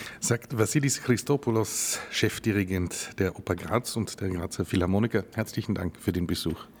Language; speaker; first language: German; native; German